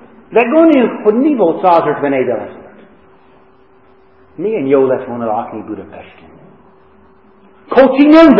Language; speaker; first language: Hungarian; non-native, fluent; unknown